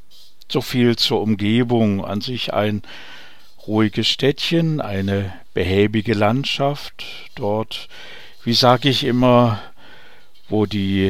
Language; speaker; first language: German; native; German